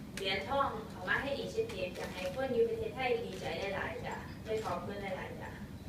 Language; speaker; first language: Thai; early bilingual, heritage; Thai